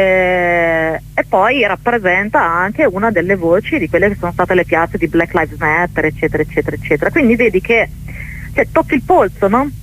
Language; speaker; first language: Italian; early bilingual, other home language; Arabic